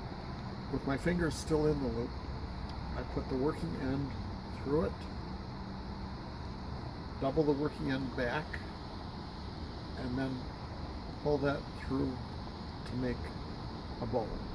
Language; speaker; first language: English; native; English